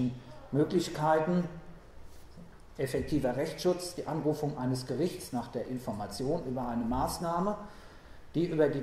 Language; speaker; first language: German; native; German